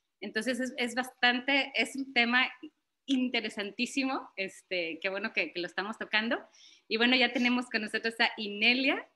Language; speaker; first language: Spanish; native; Spanish